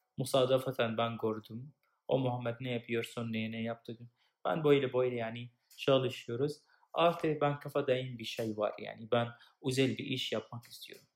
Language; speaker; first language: Turkish; non-native, learner; Arabic